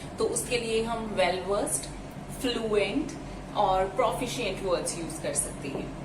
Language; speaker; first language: Hindi; native; Hindi